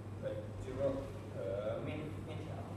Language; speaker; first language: Chinese; non-native, learner; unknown